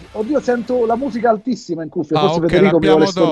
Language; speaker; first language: Italian; native; Italian